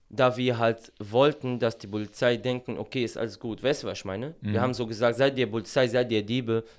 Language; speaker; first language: German; non-native, fluent; Arabic